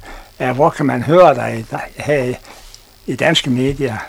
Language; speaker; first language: Danish; non-native, fluent; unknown